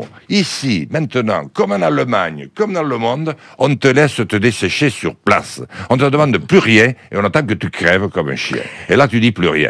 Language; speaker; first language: French; native; French